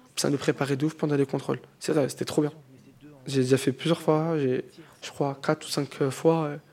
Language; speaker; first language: French; native; French